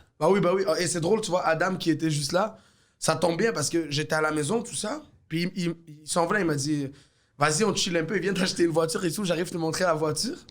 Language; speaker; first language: French; early bilingual, other home language; Arabic